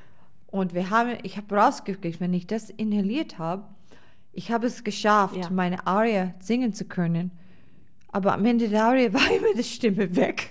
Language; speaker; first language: German; non-native, fluent; English